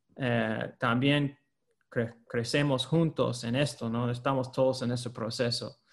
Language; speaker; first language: Spanish; non-native, fluent; English